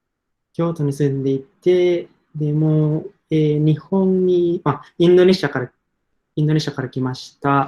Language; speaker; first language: Japanese; non-native, fluent; Indonesian